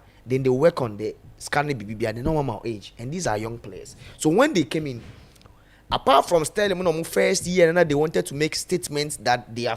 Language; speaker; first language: English; non-native, local second language; Akan